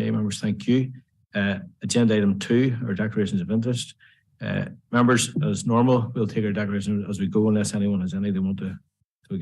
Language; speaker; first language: English; native; English